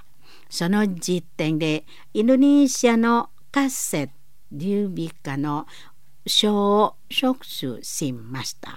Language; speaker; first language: Japanese; non-native, learner; Indonesian